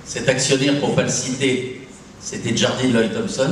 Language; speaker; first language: French; native; French